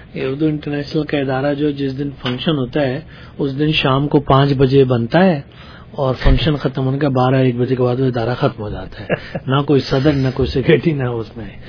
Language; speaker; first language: Urdu; native; Urdu